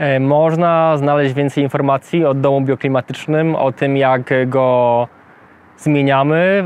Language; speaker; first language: Polish; native; Polish